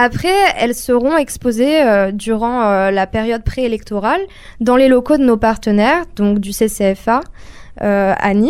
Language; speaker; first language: French; native; French